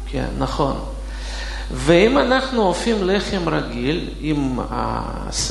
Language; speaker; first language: Hebrew; non-native, fluent; Russian